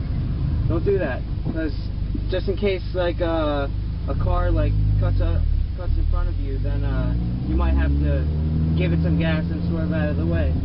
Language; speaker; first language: English; native; English